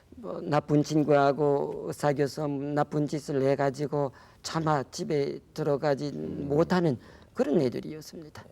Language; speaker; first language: Korean; non-native, fluent; French